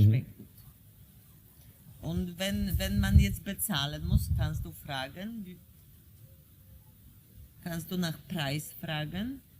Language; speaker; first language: German; non-native, fluent; Polish